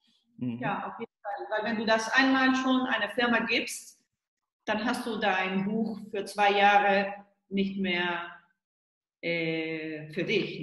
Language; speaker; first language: German; early bilingual, heritage; Spanish